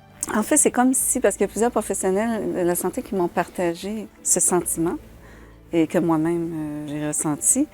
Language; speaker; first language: French; native; French